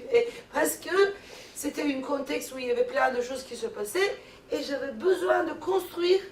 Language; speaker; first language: French; non-native, fluent; Turkish